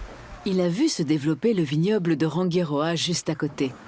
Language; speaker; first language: French; native; French